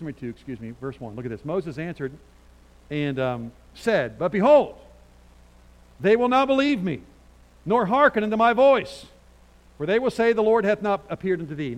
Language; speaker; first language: English; native; English